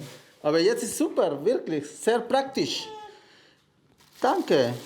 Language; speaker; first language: German; non-native, fluent; Spanish